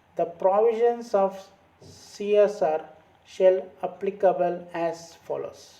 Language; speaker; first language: English; non-native, local second language; Kannada